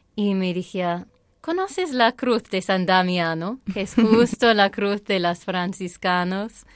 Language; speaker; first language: Spanish; non-native, fluent; English